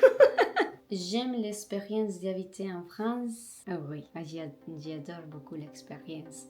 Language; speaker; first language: French; non-native, learner; Spanish